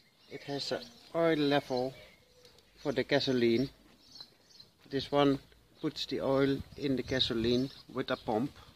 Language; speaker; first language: English; non-native, learner; Dutch